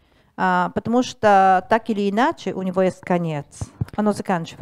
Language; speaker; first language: Russian; non-native, learner; Bulgarian